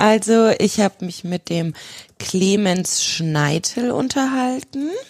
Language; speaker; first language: German; native; German